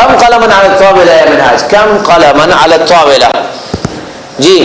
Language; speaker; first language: Arabic; non-native, fluent; Urdu